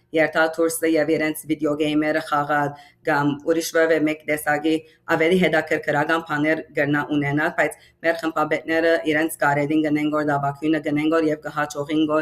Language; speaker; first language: Armenian; early bilingual, heritage; Armenian